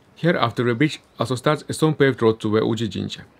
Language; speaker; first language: English; early bilingual, other home language; Estonian